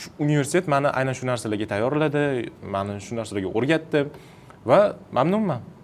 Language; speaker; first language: Uzbek; non-native, local second language; Russian